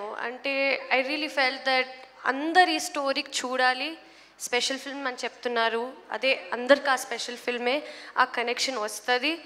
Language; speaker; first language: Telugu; non-native, local second language; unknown